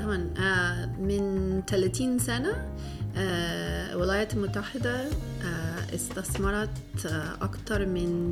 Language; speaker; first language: Arabic; non-native, fluent; English